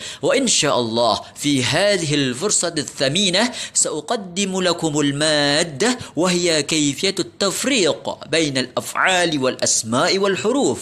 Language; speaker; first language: Arabic; non-native, fluent; Indonesian